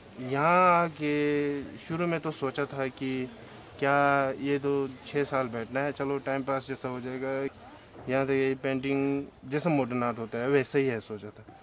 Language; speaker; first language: Hindi; non-native, local second language; Tibetan